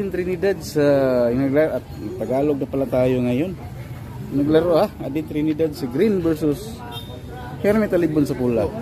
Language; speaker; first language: Filipino; non-native, local second language; Cebuano